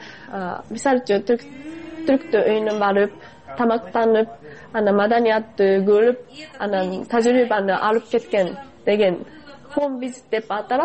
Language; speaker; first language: Kyrgyz; non-native, fluent; Japanese